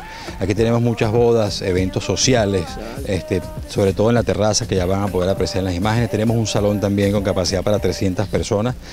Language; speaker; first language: Spanish; native; Spanish